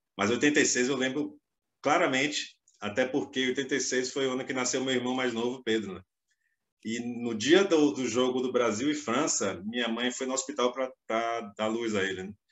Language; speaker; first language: Portuguese; native; Portuguese